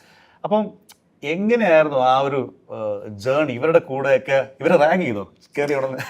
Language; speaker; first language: Malayalam; native; Malayalam